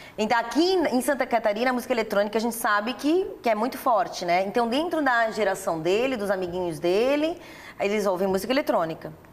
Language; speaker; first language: Portuguese; early bilingual, other home language; Italian